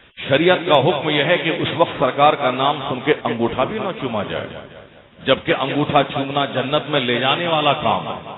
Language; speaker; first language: Urdu; non-native, local second language; Odia